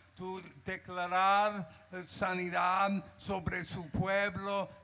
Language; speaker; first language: Spanish; non-native, learner; English